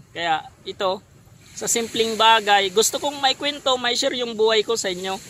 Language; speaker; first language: Filipino; non-native, local second language; Bikol